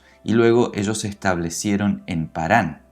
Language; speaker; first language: Spanish; native; Spanish